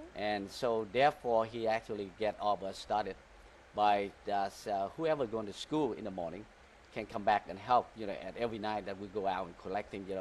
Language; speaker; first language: English; early bilingual, other home language; Vietnamese